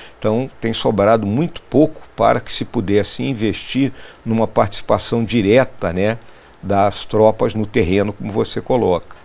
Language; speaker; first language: Portuguese; native; Portuguese